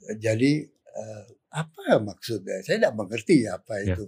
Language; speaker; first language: Indonesian; native; Indonesian